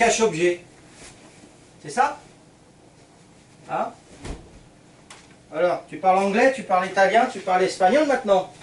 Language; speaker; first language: French; native; French